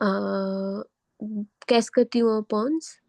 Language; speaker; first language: French; non-native, learner; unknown